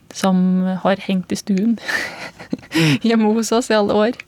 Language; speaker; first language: Norwegian; non-native, fluent; Russian